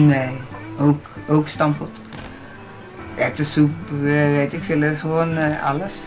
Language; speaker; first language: Dutch; non-native, learner; Portuguese